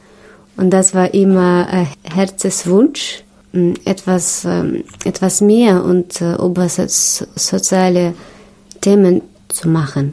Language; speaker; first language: German; non-native, learner; Russian